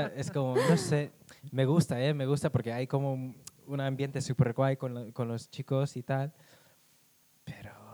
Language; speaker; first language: Spanish; non-native, fluent; English